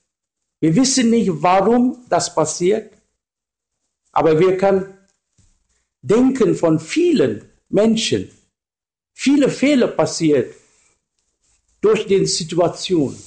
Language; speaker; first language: German; non-native, learner; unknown